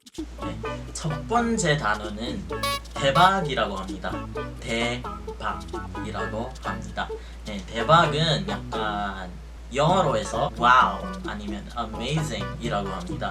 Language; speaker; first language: Korean; non-native, fluent; Filipino